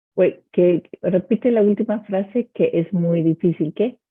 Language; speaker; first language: Spanish; early bilingual, heritage; Spanish